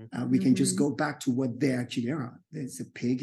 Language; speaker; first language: English; non-native, local second language; Yoruba